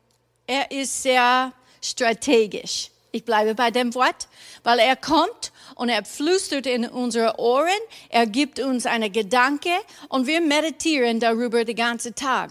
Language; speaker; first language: German; non-native, fluent; English